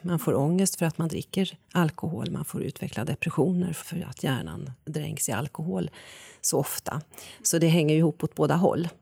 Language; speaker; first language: Swedish; native; Swedish